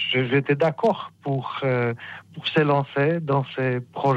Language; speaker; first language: French; non-native, fluent; Polish